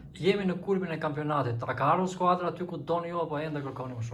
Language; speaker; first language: Albanian; native; Albanian